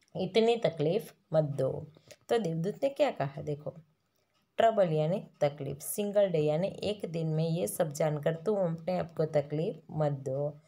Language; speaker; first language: Hindi; non-native, local second language; Gujarati